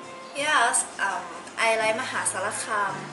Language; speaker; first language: English; non-native, learner; Thai